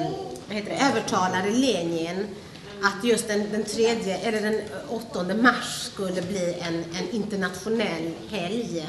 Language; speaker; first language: Swedish; early bilingual, other home language; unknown